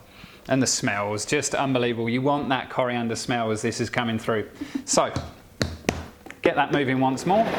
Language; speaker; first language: English; native; English